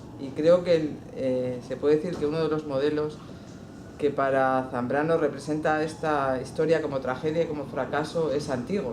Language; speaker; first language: Spanish; native; Spanish